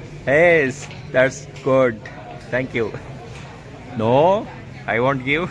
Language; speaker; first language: English; non-native, local second language; Kannada